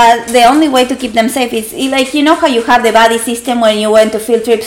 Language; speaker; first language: English; non-native, fluent; Spanish